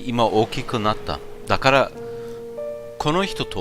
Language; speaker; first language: Japanese; non-native, learner; German